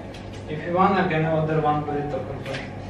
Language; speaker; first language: English; non-native, learner; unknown